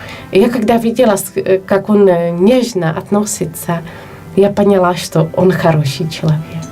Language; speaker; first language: Russian; non-native, fluent; Polish